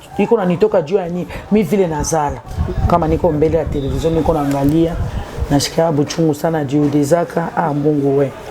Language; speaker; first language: Swahili; native; Swahili